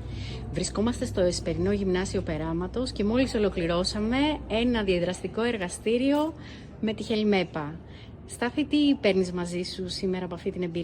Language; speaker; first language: Greek; native; Greek